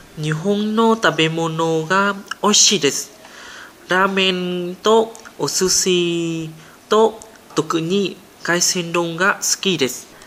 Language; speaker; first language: Japanese; non-native, learner; Vietnamese